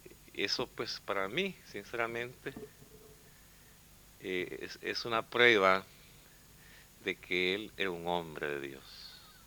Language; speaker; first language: Spanish; native; Spanish